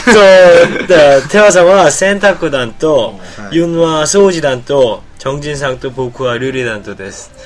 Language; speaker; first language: Japanese; non-native, learner; Korean